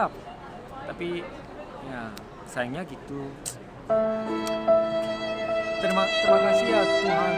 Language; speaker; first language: Indonesian; non-native, learner; Korean